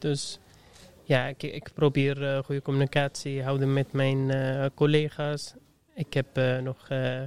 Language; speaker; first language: Dutch; non-native, fluent; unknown